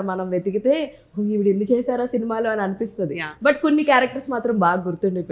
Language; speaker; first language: Telugu; native; Telugu